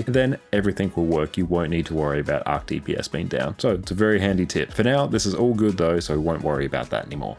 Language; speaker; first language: English; native; English